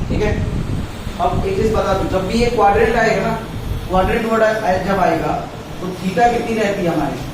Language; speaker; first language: Hindi; native; Hindi